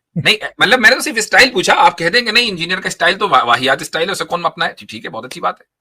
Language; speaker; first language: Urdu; native; Urdu